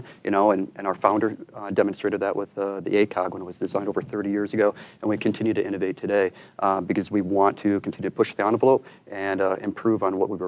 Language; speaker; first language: English; native; English